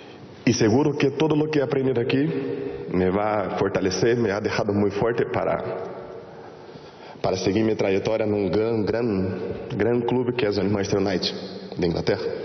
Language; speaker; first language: Spanish; non-native, fluent; Portuguese